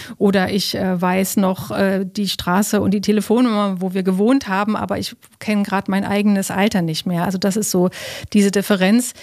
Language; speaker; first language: German; native; German